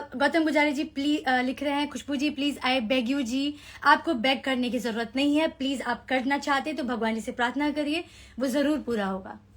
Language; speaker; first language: Hindi; native; Hindi